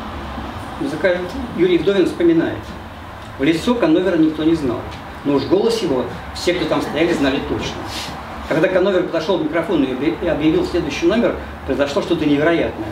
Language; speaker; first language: Russian; native; Russian